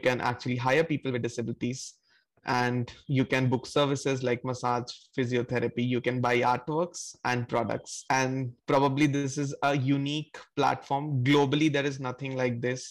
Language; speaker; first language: English; non-native, local second language; Hindi